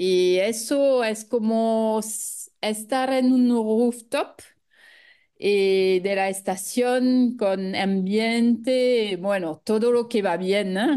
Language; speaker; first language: Spanish; non-native, fluent; French